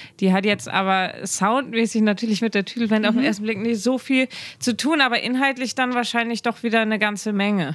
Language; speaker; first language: German; native; German